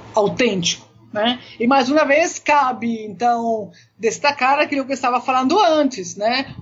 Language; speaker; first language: Portuguese; non-native, fluent; Italian